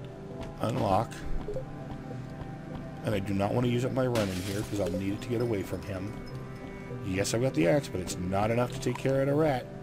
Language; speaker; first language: English; native; English